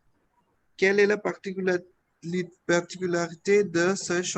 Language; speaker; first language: French; non-native, fluent; Hindi